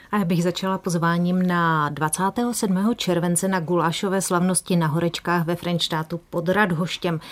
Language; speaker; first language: Czech; native; Czech